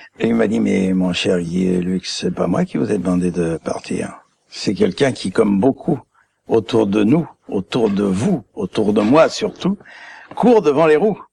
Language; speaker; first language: French; native; French